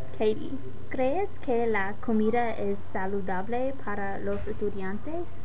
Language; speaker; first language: Spanish; non-native, learner; English